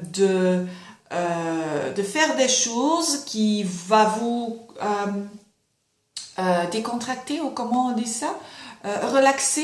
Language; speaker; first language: French; non-native, fluent; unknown